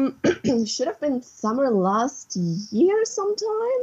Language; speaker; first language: English; non-native, fluent; German